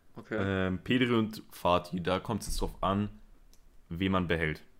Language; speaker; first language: German; early bilingual, other home language; Spanish